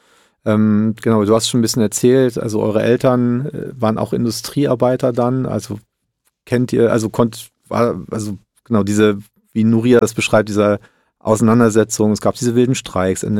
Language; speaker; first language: German; early bilingual, other home language; Italian